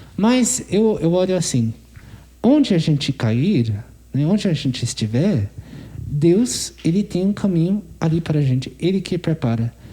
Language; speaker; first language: Portuguese; non-native, fluent; English